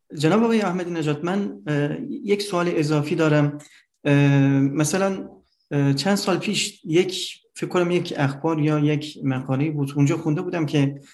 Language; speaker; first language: Persian; non-native, fluent; Turkish